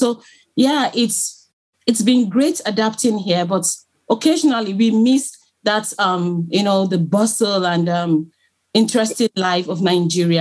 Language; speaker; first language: English; non-native, local second language; Igbo